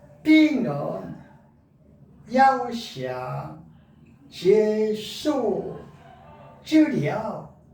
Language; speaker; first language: Chinese; non-native, learner; Korean